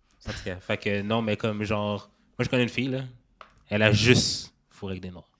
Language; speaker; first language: French; native; French